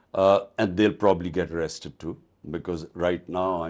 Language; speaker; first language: English; non-native, local second language; Urdu